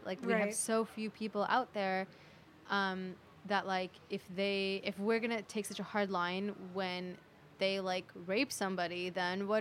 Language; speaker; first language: English; native; English